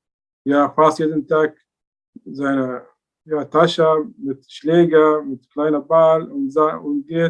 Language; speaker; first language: German; non-native, learner; Arabic